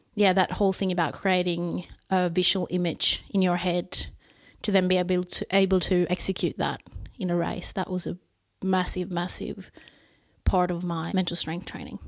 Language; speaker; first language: English; non-native, fluent; Swedish